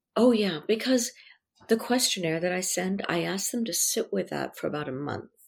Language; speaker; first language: English; early bilingual, other home language; French